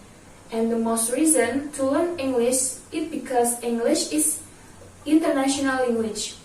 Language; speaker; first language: English; non-native, learner; Indonesian